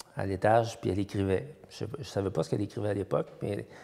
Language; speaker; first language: French; native; French